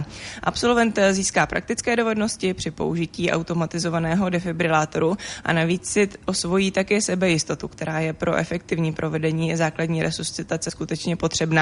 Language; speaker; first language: Czech; native; Czech